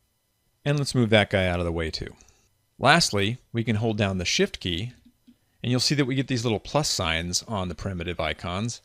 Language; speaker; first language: English; native; English